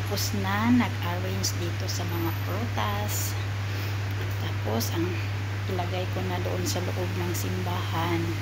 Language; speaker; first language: Filipino; non-native, local second language; Cebuano